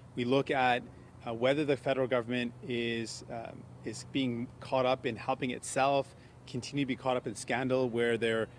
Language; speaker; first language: English; early bilingual, other home language; Punjabi